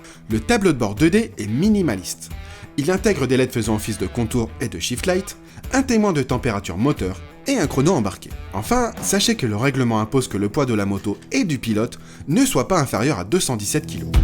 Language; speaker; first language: French; native; French